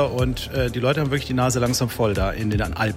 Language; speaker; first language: German; native; German